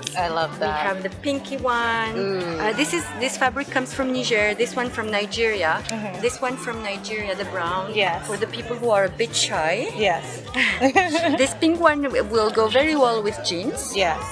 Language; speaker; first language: English; non-native, fluent; French